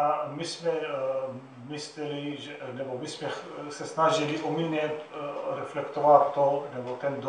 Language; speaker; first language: Czech; non-native, fluent; Arabic